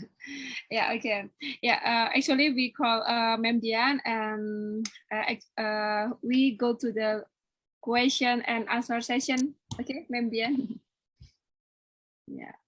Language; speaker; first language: English; non-native, fluent; Indonesian